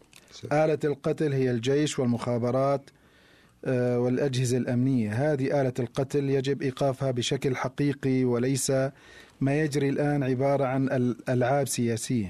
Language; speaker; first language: Arabic; native; Arabic